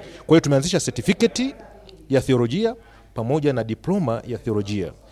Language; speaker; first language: Swahili; native; Swahili